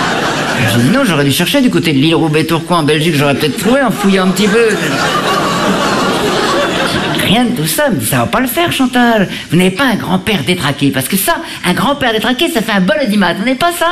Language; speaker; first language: French; native; French